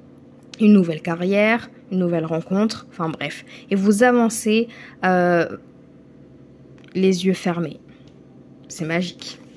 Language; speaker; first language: French; native; French